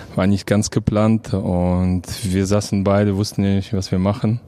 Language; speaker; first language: German; non-native, fluent; Romanian